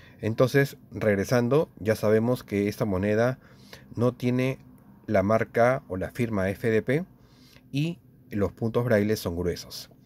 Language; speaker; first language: Spanish; native; Spanish